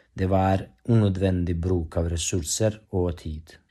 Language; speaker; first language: Norwegian; non-native, fluent; Bosnian